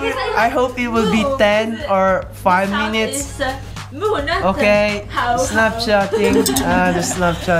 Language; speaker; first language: English; non-native, learner; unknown